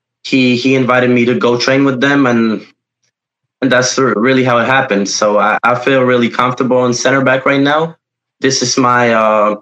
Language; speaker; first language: English; non-native, fluent; Polish